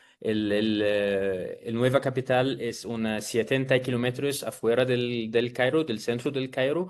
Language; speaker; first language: Spanish; non-native, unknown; Arabic